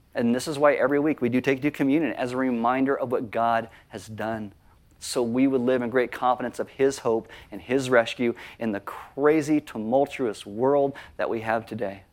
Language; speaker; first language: English; native; English